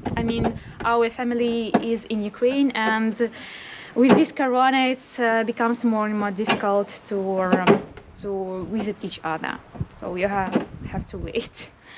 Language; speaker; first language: English; non-native, fluent; Russian